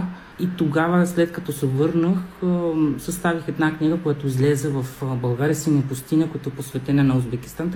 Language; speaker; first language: Bulgarian; non-native, fluent; Spanish